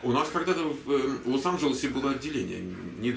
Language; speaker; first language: Russian; native; Russian